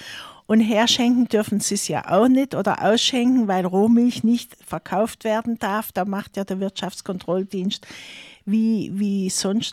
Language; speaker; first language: German; native; German